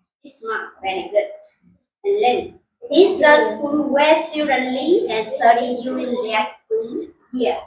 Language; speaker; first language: English; non-native, fluent; Vietnamese